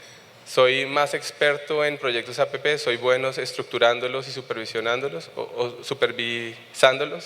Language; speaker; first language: Spanish; native; Spanish